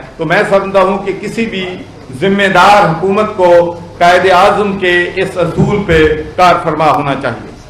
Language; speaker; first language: Urdu; non-native, local second language; Punjabi